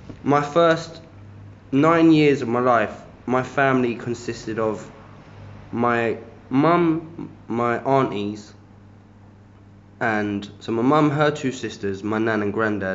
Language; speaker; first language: English; native; English